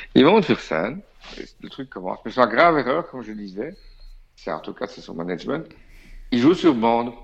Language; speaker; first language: French; native; French